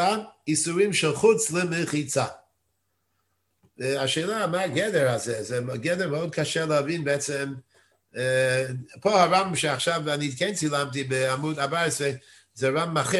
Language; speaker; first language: Hebrew; non-native, fluent; English